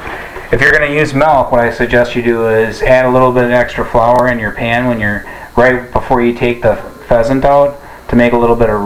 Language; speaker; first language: English; native; English